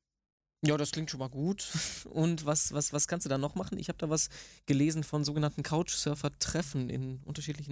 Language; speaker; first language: German; native; German